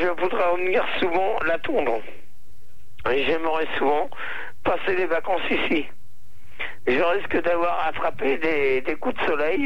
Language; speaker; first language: French; native; French